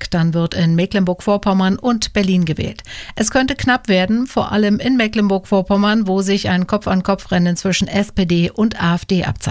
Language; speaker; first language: German; native; German